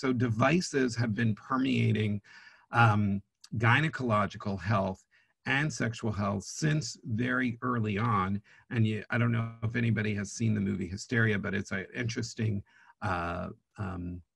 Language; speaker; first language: English; native; English